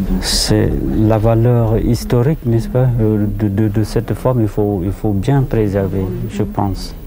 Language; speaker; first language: French; non-native, fluent; Khmer